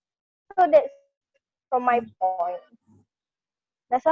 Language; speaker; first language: English; non-native, learner; Malay